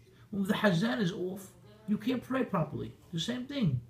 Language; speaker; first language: English; native; English